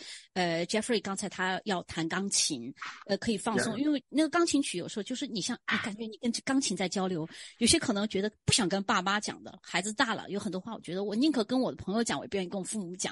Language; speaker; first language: Chinese; native; Chinese